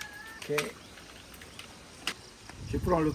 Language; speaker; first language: French; non-native, local second language; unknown